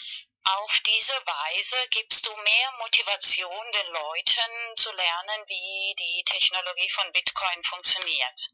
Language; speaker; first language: German; non-native, learner; Spanish